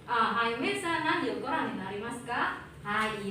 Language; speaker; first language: Japanese; non-native, fluent; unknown